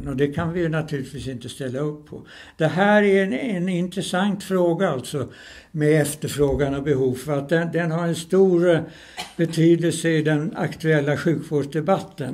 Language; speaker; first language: Swedish; native; Swedish